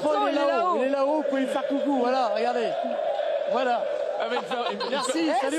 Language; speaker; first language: French; native; French